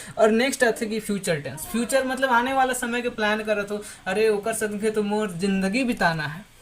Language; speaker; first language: Hindi; native; Hindi